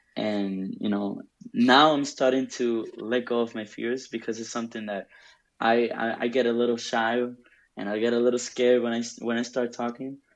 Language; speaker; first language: English; early bilingual, other home language; Spanish